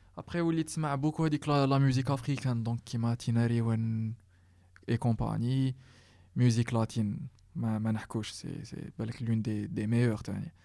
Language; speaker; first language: French; non-native, local second language; Arabic